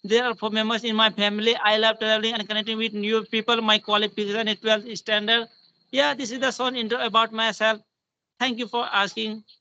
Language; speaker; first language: English; non-native, learner; Hindi